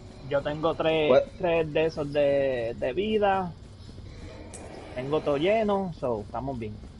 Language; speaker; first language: Spanish; native; Spanish